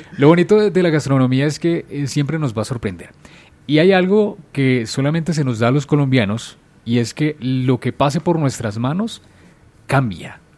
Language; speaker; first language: Spanish; native; Spanish